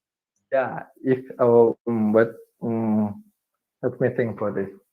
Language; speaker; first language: English; non-native, learner; Indonesian